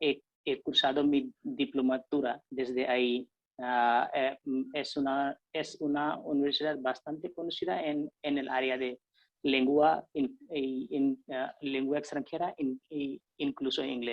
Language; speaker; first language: Spanish; non-native, fluent; Hindi